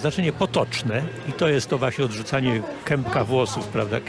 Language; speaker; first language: Polish; native; Polish